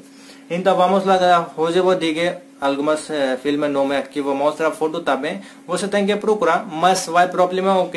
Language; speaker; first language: Portuguese; non-native, learner; Hindi